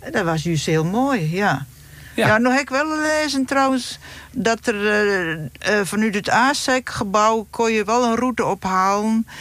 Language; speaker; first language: Dutch; native; Dutch